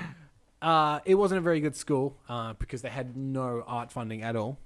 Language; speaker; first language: English; native; English